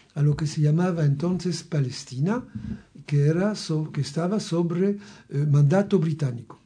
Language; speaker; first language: Spanish; non-native, fluent; French